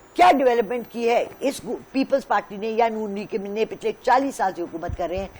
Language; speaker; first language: Urdu; non-native, local second language; Pashto